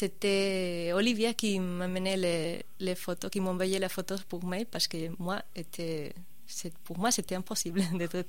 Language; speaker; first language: French; non-native, fluent; Spanish